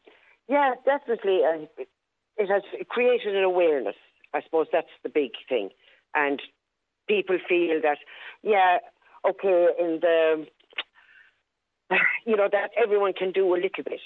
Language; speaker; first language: English; native; English